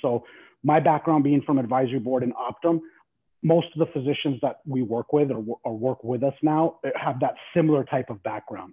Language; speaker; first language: English; native; English